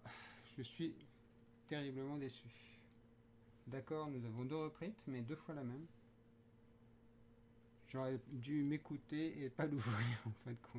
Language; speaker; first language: French; native; French